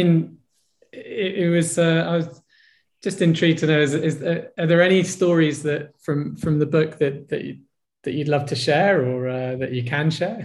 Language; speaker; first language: English; native; English